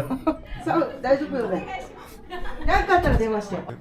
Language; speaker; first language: Japanese; native; Japanese